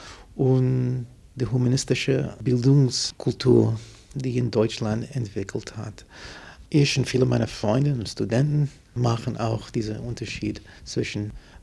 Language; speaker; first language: German; non-native, fluent; English